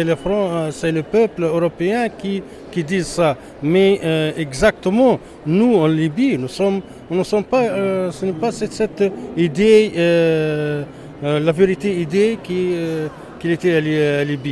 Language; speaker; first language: French; non-native, learner; Arabic